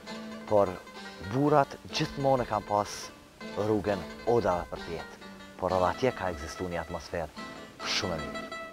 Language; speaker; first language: Albanian; native; Albanian